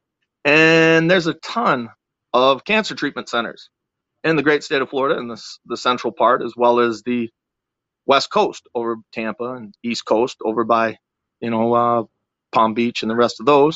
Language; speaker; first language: English; native; English